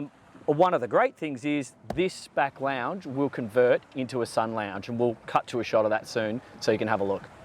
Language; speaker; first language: English; native; English